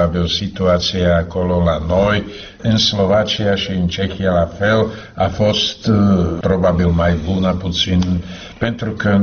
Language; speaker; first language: Romanian; non-native, learner; Slovak